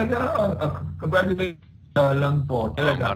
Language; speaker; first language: Filipino; non-native, learner; English